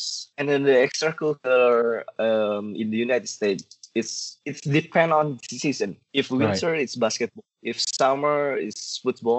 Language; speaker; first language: English; non-native, learner; Indonesian